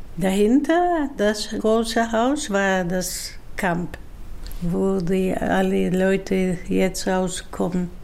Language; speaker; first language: German; non-native, fluent; Dutch